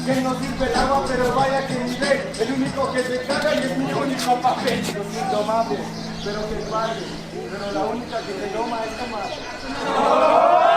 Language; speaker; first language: Spanish; native; Spanish